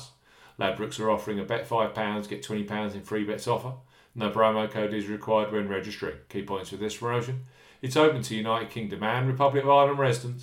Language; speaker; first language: English; native; English